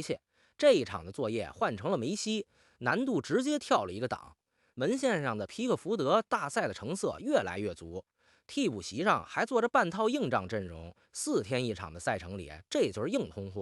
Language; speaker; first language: Chinese; native; Chinese